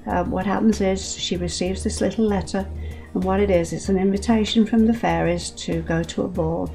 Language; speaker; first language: English; native; English